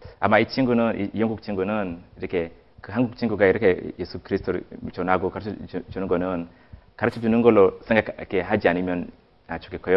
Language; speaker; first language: Korean; non-native, fluent; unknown